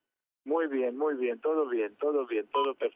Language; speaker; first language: Spanish; non-native, fluent; Georgian